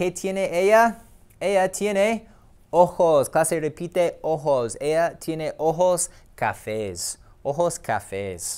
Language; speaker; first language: Spanish; non-native, fluent; English